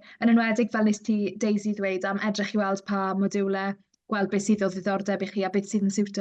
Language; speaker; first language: Welsh; native; Welsh